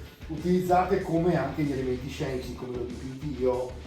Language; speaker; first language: Italian; native; Italian